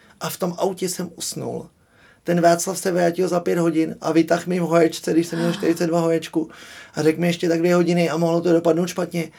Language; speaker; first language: Czech; native; Czech